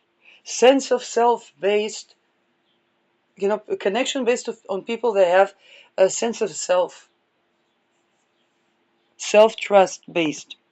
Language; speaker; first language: English; non-native, fluent; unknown